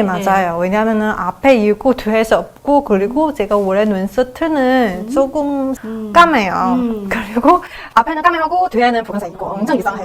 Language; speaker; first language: Korean; non-native, learner; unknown